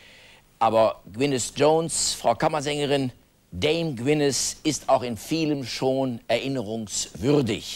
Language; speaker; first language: German; native; German